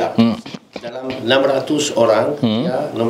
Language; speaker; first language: Indonesian; non-native, learner; Italian